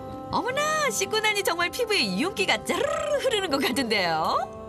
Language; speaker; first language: Korean; native; Korean